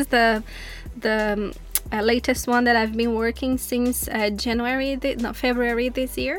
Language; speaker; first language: English; non-native, fluent; Portuguese